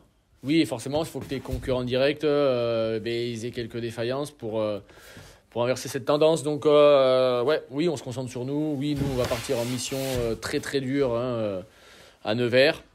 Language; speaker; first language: French; native; French